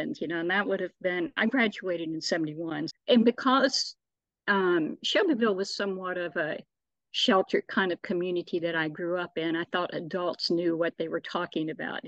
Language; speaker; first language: English; native; English